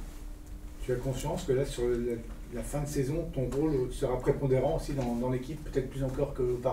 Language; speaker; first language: French; native; French